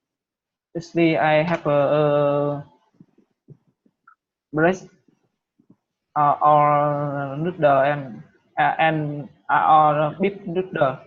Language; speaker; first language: English; non-native, learner; Vietnamese